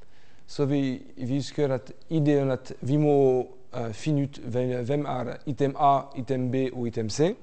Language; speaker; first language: Norwegian; non-native, fluent; French